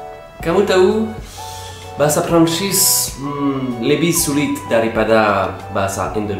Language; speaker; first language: Indonesian; non-native, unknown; French